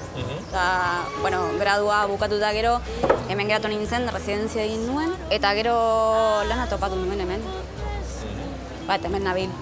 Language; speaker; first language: Basque; non-native, fluent; Spanish